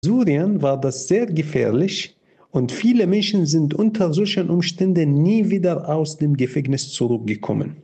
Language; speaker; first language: German; non-native, fluent; Arabic